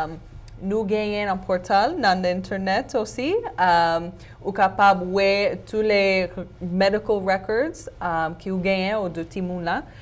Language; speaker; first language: Haitian Creole; non-native, learner; English